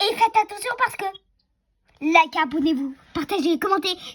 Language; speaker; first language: French; native; French